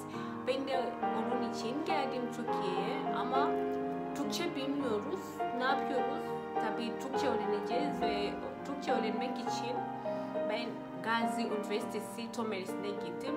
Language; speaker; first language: Turkish; non-native, fluent; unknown